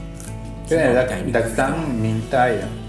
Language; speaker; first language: Vietnamese; non-native, learner; Japanese